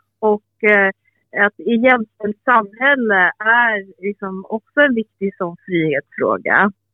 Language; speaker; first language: Swedish; early bilingual, other home language; Albanian